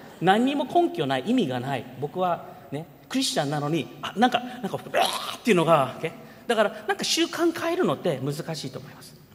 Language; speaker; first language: Japanese; early bilingual, heritage; Japanese